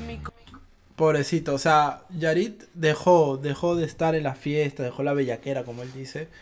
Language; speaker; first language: Spanish; native; Spanish